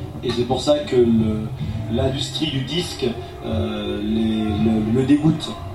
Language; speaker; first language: French; native; French